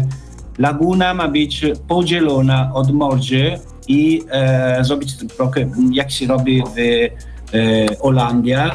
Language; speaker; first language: Polish; non-native, learner; Italian